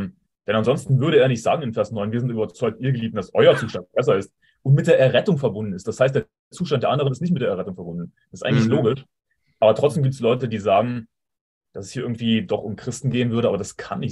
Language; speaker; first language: German; native; German